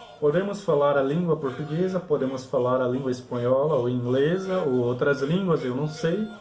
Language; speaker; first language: Portuguese; non-native, local second language; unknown